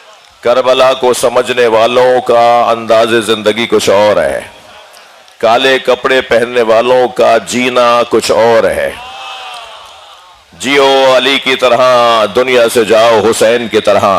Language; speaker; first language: Urdu; native; Urdu